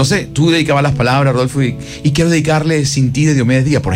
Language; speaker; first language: Spanish; native; Spanish